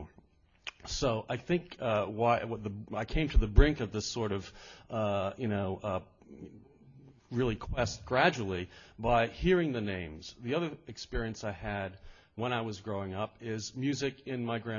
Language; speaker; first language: English; native; English